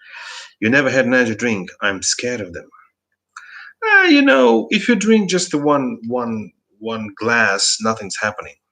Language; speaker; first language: English; non-native, fluent; Russian